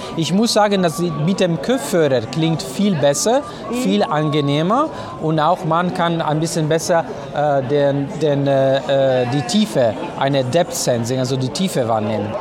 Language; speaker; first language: German; non-native, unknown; Italian